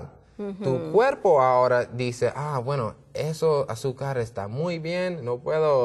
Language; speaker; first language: Spanish; non-native, learner; English